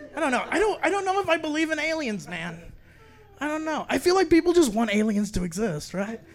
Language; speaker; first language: English; native; English